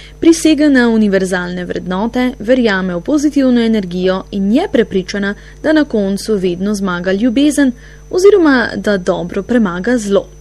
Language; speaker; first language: Slovenian; native; Slovenian